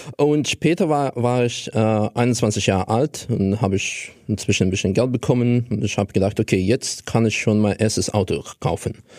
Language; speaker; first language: German; non-native, fluent; Russian